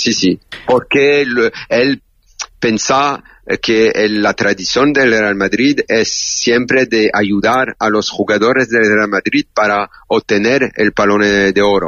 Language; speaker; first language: Spanish; non-native, learner; French